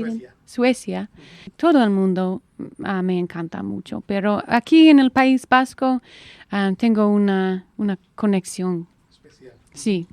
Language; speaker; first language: Spanish; non-native, learner; English